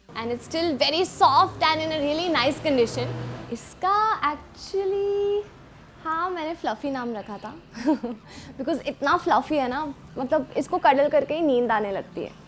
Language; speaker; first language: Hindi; early bilingual, heritage; Hindi